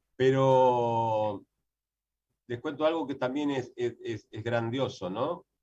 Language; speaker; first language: Spanish; native; Spanish